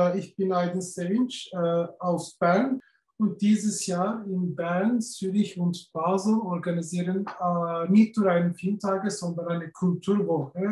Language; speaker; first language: German; non-native, learner; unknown